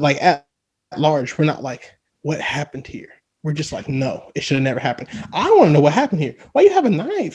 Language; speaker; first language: English; native; English